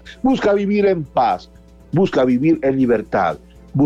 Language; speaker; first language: Spanish; native; Spanish